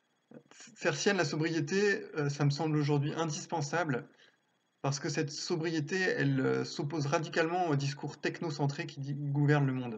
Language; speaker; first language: French; native; French